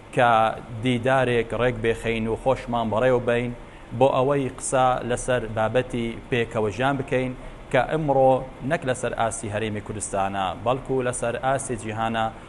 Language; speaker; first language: Central Kurdish; non-native, local second language; Assyrian Neo-Aramaic